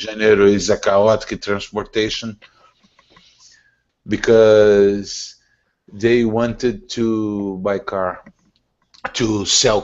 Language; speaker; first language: English; non-native, learner; Portuguese